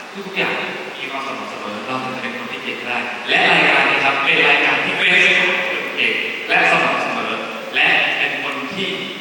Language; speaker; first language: Thai; native; Thai